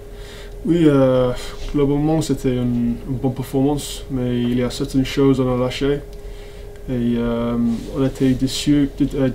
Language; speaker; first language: French; non-native, fluent; English